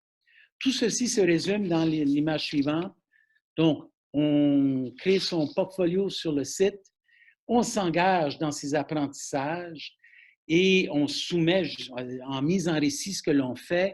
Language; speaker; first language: French; native; French